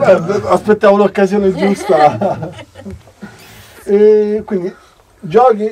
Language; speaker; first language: Italian; native; Italian